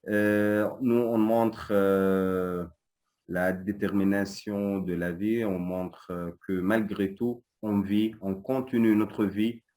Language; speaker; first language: French; non-native, fluent; Arabic